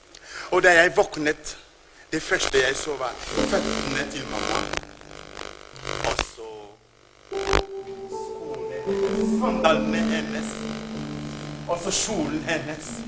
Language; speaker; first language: Norwegian; non-native, fluent; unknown